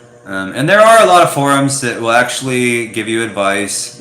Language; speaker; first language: English; native; English